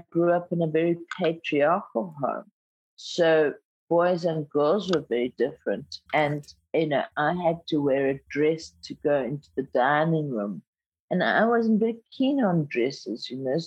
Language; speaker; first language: English; non-native, local second language; Zulu